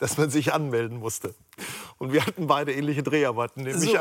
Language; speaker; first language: German; native; German